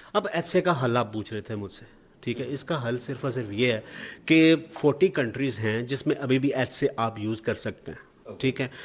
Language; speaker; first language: Urdu; non-native, local second language; Punjabi